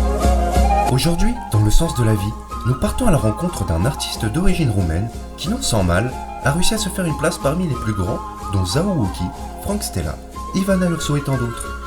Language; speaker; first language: French; native; French